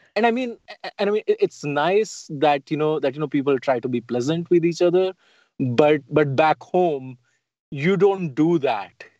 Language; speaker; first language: English; non-native, local second language; Hindi